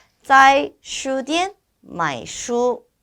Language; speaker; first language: Chinese; non-native, fluent; Korean